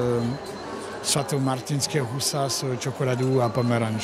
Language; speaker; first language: Czech; non-native, learner; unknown